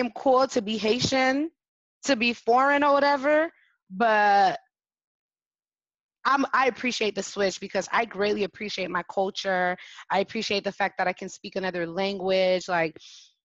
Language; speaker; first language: English; early bilingual, other home language; French